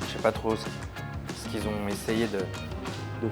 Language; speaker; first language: French; native; French